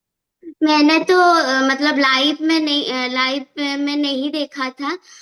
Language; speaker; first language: Hindi; non-native, local second language; Odia